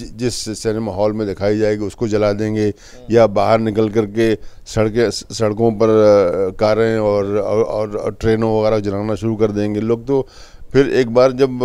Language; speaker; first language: Urdu; native; Urdu